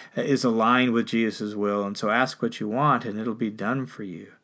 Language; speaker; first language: English; native; English